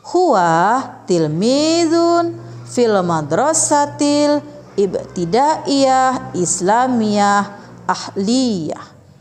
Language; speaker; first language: Arabic; non-native, fluent; Indonesian